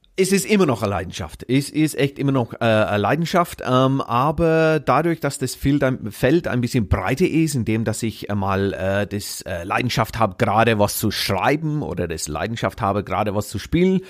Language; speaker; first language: German; native; German